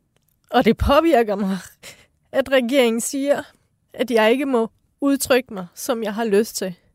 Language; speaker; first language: Danish; early bilingual, other home language; Persian